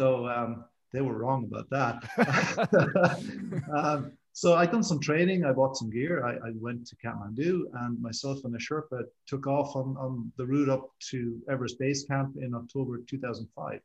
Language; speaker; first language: English; native; English